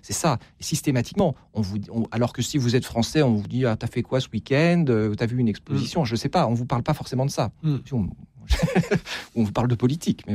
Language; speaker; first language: French; native; French